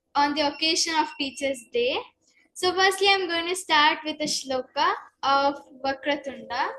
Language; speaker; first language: English; non-native, local second language; Kannada